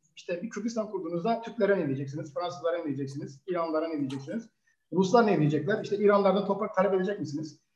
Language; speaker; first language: Turkish; native; Turkish